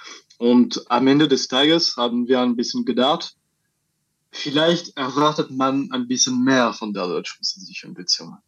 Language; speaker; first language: German; non-native, fluent; French